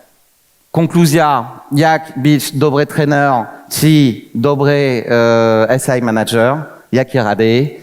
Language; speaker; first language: Polish; non-native, fluent; French